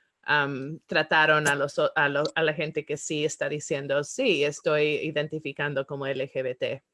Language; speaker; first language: Spanish; non-native, fluent; English